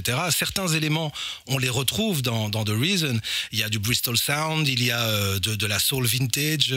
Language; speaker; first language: French; native; French